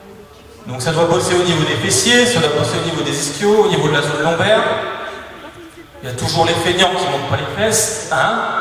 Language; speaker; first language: French; native; French